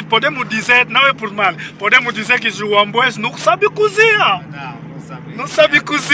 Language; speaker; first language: Portuguese; non-native, learner; Lingala